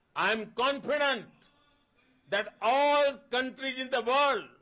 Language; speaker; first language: English; non-native, local second language; Gujarati